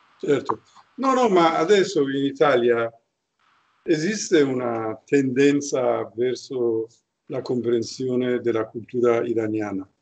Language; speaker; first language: Italian; non-native, fluent; Persian